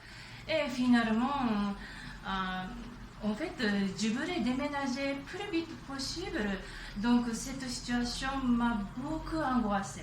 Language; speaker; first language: French; non-native, learner; Japanese